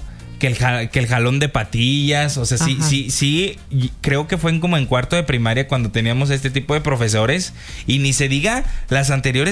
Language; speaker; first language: Spanish; native; Spanish